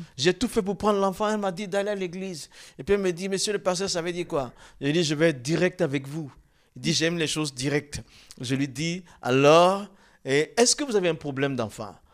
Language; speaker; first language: French; non-native, local second language; Dyula